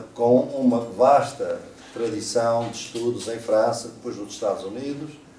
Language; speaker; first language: Portuguese; native; Portuguese